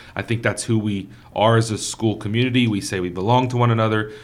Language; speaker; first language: English; native; English